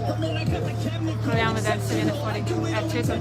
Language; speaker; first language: Italian; native; Italian